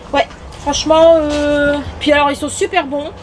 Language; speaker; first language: French; native; French